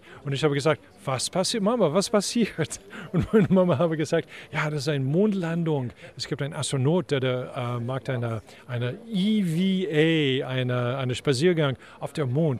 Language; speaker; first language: German; non-native, fluent; English